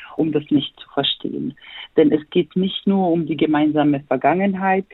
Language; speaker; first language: German; non-native, fluent; Bosnian